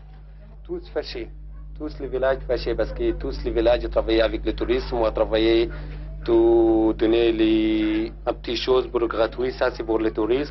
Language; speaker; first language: French; non-native, learner; Arabic